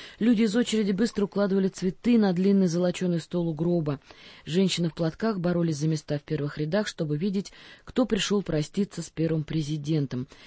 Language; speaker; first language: Russian; native; Russian